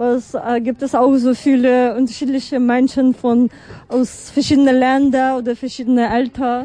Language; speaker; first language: German; non-native, fluent; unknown